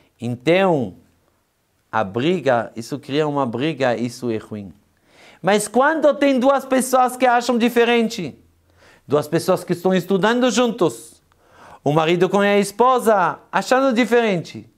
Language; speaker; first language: Portuguese; non-native, fluent; Hebrew